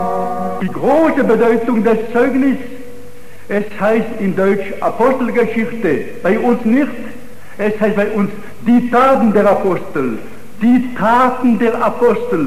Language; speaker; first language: German; non-native, local second language; French